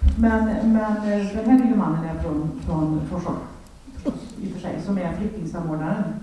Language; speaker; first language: Swedish; native; Swedish